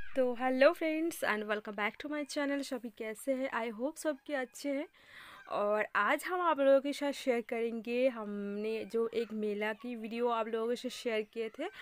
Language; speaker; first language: Hindi; non-native, local second language; Bangla